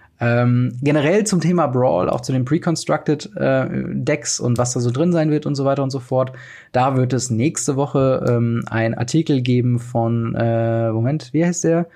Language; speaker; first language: German; native; German